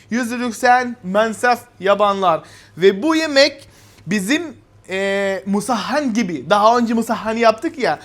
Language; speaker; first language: Turkish; non-native, fluent; Arabic